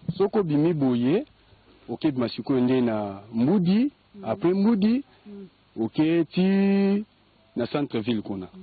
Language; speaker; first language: Lingala; native; Lingala